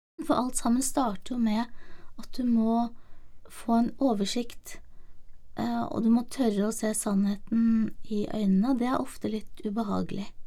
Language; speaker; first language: Norwegian; native; Norwegian